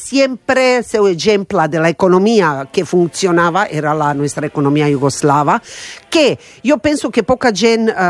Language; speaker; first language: Catalan; non-native, fluent; Croatian